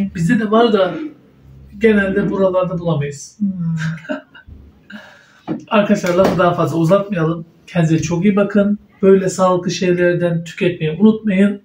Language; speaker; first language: Turkish; native; Turkish